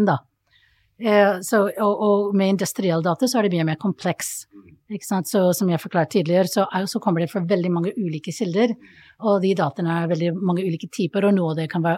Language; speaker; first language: Norwegian; non-native, fluent; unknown